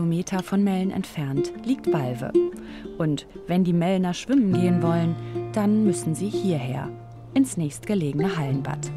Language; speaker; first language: German; native; German